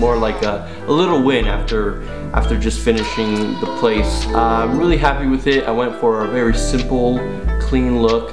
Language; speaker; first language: English; native; English